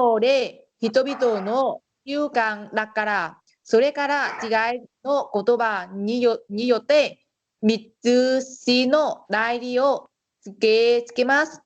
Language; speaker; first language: Japanese; non-native, learner; Vietnamese